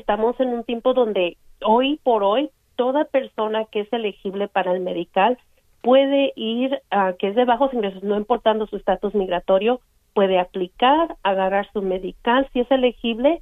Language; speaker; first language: Spanish; native; Spanish